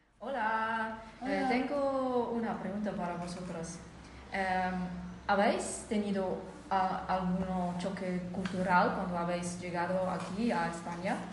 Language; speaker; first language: Spanish; non-native, fluent; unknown